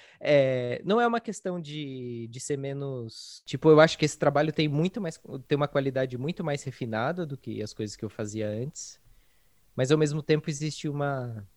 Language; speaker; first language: Portuguese; native; Portuguese